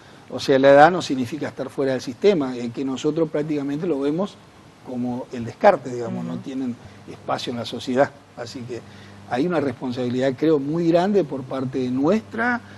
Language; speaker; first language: Spanish; native; Spanish